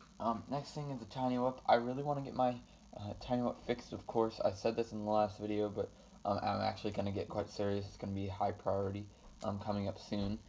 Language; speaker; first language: English; native; English